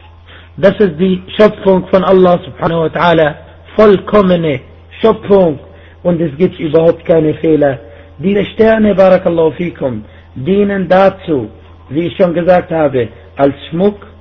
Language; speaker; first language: German; non-native, fluent; Arabic